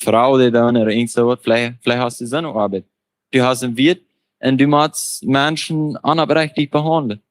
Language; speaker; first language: German; non-native, local second language; Plautdietsch